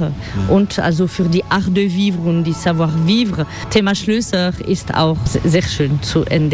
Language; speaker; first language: German; non-native, fluent; French